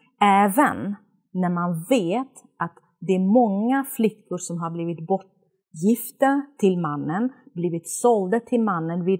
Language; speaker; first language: Swedish; non-native, fluent; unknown